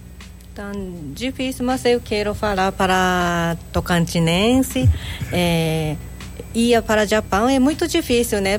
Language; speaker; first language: Portuguese; non-native, learner; Japanese